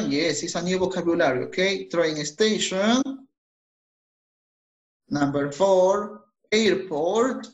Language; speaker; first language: English; non-native, fluent; Spanish